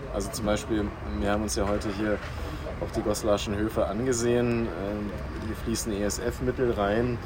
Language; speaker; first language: German; native; German